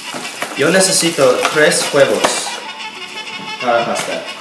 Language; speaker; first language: Spanish; non-native, learner; English